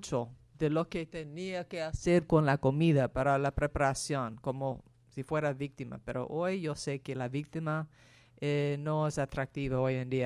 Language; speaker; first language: Spanish; non-native, fluent; English